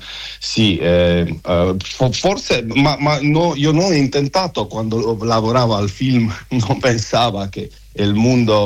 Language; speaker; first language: Italian; non-native, learner; Romanian